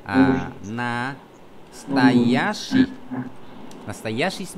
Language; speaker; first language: Russian; non-native, fluent; Vietnamese